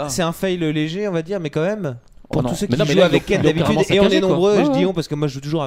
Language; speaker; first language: French; native; French